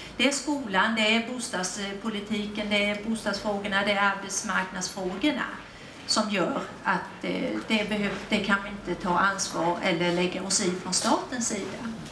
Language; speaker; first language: Swedish; native; Swedish